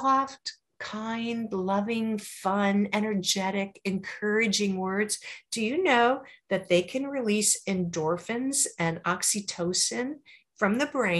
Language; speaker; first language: English; native; English